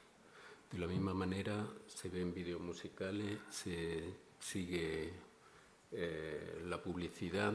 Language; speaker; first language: Spanish; native; Spanish